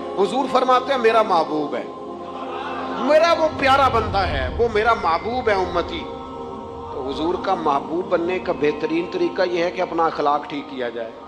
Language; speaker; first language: Urdu; non-native, local second language; Punjabi